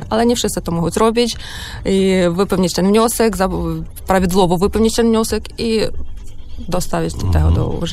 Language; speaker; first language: Polish; non-native, learner; Ukrainian